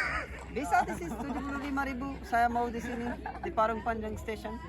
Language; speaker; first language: Indonesian; non-native, learner; Urdu